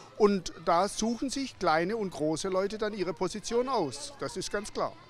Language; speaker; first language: German; native; German